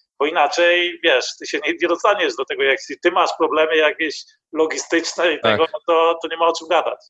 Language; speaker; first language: Polish; early bilingual, heritage; Polish